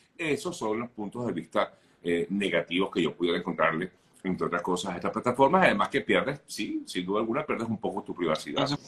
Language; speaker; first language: Spanish; native; Spanish